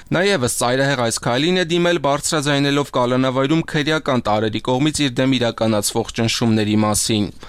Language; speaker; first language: Armenian; native; Armenian